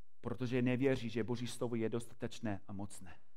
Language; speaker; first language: Czech; non-native, fluent; English